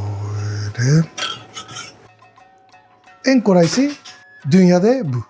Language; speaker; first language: Turkish; non-native, learner; Japanese